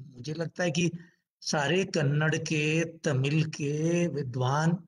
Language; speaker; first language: Hindi; native; Hindi